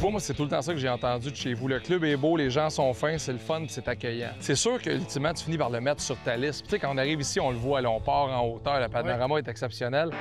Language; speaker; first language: French; native; French